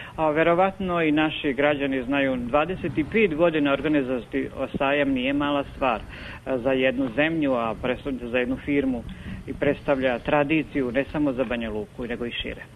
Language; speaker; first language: Serbian; native; Serbian